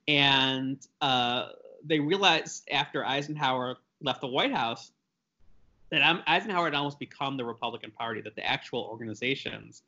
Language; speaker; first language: English; native; English